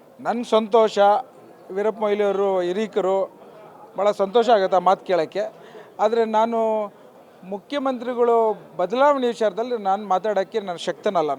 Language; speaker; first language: Kannada; native; Kannada